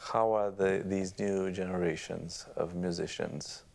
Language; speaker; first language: English; non-native, fluent; Romanian